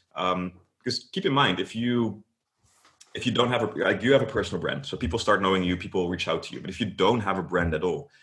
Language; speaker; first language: English; non-native, fluent; Dutch